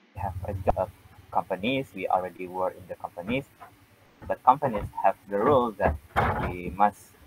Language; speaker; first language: English; non-native, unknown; Indonesian